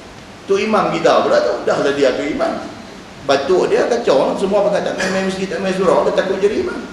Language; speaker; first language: Malay; native; Malay